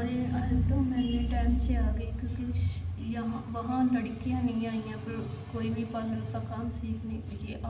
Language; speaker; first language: Hindi; native; Hindi